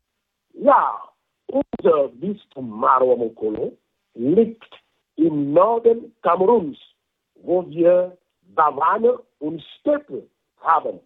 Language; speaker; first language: German; non-native, fluent; French